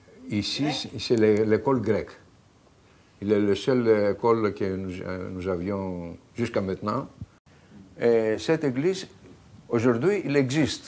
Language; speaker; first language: French; non-native, fluent; Greek